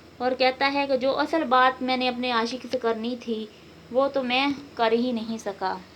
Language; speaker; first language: Urdu; native; Urdu